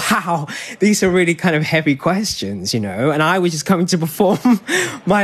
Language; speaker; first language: English; native; English